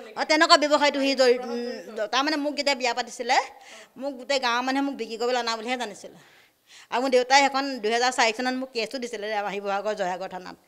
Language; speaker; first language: Assamese; native; Assamese